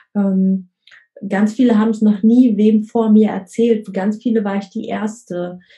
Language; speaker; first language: German; early bilingual, other home language; Vietnamese